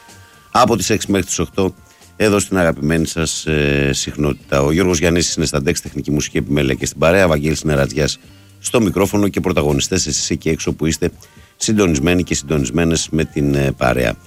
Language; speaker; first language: Greek; native; Greek